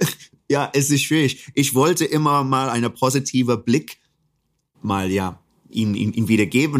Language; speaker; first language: German; non-native, fluent; English